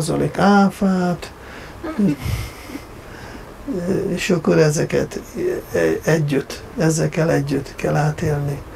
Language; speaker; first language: Hungarian; non-native, fluent; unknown